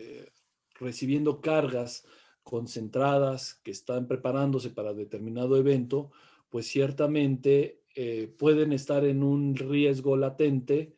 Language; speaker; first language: Spanish; native; Spanish